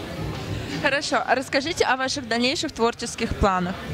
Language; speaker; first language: Russian; native; Russian